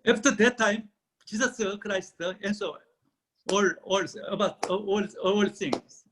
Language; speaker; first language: English; non-native, learner; Korean